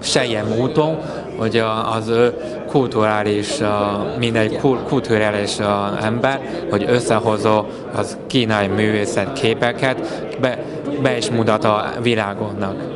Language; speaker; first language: Hungarian; non-native, learner; Chinese